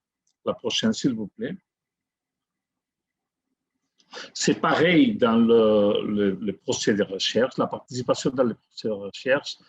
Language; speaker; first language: French; non-native, fluent; Catalan